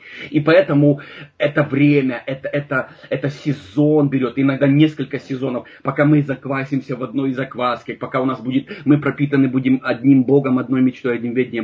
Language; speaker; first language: Russian; native; Russian